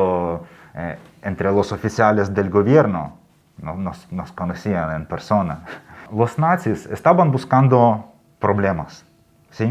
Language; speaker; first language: Spanish; non-native, fluent; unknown